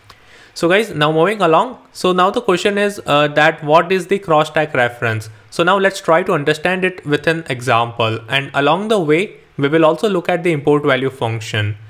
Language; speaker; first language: English; non-native, local second language; Hindi